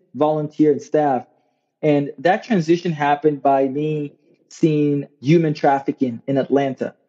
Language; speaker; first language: English; non-native, local second language; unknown